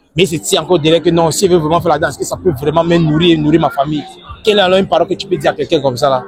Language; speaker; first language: French; non-native, local second language; English